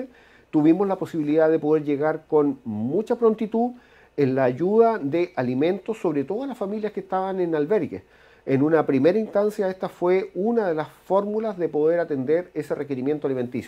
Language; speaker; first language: Spanish; native; Spanish